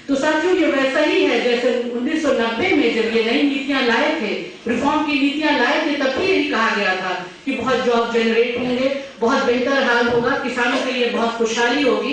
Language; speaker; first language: Hindi; native; Hindi